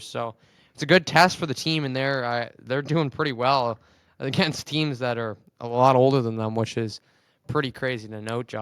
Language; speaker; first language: English; native; English